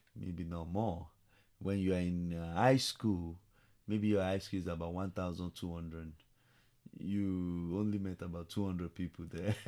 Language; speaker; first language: English; non-native, local second language; Yoruba